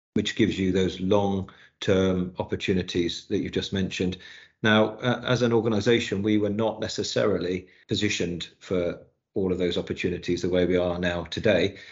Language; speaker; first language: English; native; English